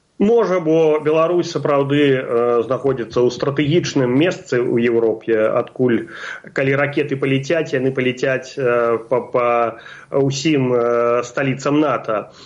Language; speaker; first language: Belarusian; non-native, local second language; Russian